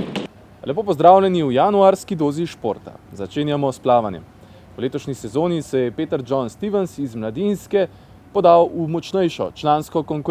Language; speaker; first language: Slovenian; native; Slovenian